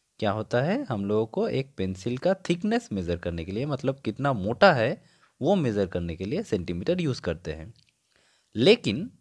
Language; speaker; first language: Hindi; non-native, local second language; Bangla